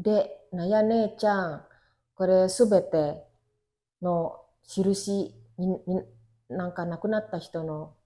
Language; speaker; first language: Japanese; non-native, fluent; Indonesian